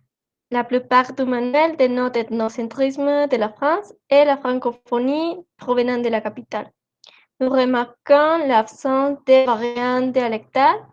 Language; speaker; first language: French; non-native, learner; Spanish